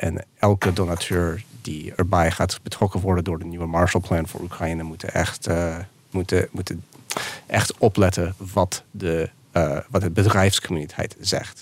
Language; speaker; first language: Dutch; non-native, fluent; English